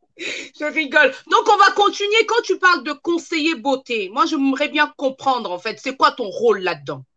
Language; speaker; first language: French; non-native, local second language; Lingala